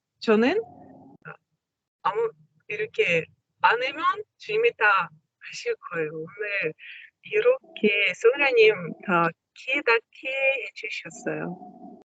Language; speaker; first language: Korean; non-native, learner; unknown